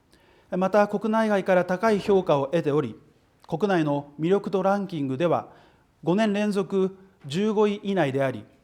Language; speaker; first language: Japanese; native; Japanese